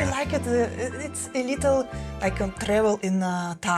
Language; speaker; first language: English; non-native, fluent; Russian